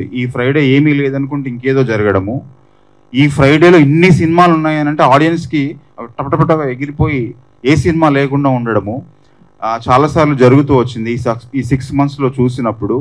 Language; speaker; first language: Telugu; native; Telugu